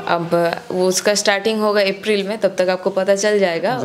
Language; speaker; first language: Hindi; non-native, local second language; Bangla